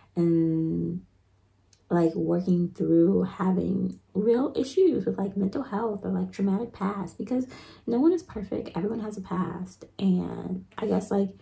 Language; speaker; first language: English; native; English